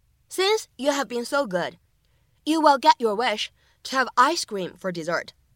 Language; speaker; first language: English; non-native, fluent; Chinese